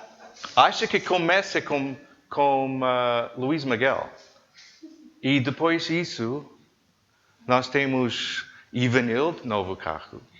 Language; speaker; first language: Portuguese; non-native, learner; English